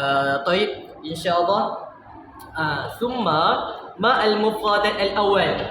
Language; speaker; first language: Arabic; non-native, learner; Malay